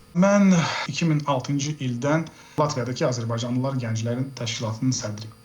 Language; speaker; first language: Azerbaijani; early bilingual, heritage; Azerbaijani